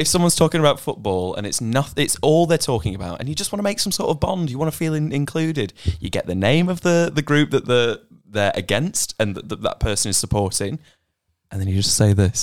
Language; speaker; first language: English; native; English